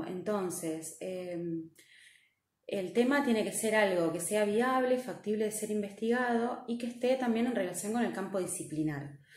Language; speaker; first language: Spanish; native; Spanish